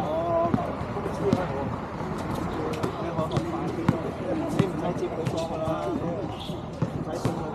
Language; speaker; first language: Cantonese; native; Cantonese